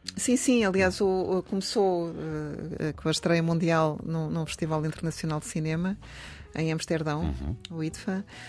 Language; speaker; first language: Portuguese; native; Portuguese